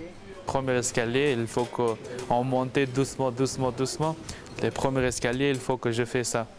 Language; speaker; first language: French; non-native, learner; Persian